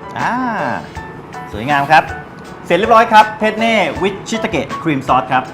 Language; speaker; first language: Thai; native; Thai